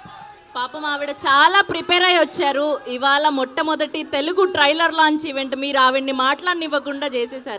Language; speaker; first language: Telugu; native; Telugu